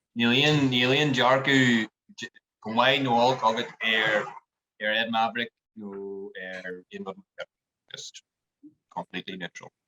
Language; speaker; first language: Irish; native; Irish